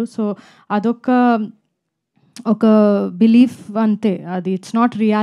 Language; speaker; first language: Telugu; non-native, fluent; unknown